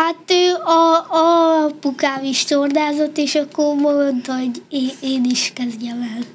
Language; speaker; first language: Hungarian; native; Hungarian